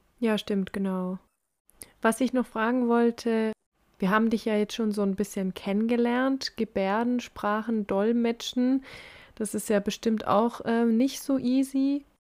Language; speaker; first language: German; native; German